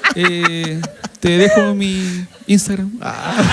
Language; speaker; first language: Spanish; native; Spanish